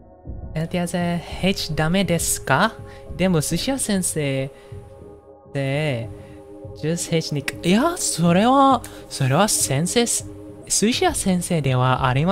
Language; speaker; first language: Japanese; non-native, learner; Indonesian